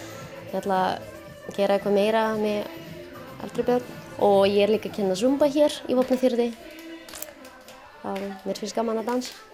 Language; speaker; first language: Icelandic; non-native, learner; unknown